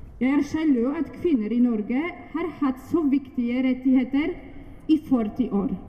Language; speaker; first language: Norwegian; non-native, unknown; Polish